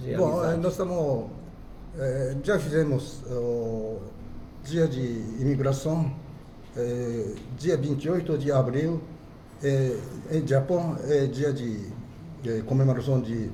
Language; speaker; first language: Portuguese; non-native, fluent; Japanese